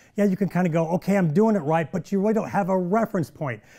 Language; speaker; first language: English; native; English